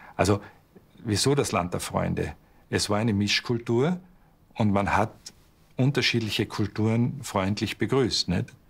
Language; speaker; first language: German; native; German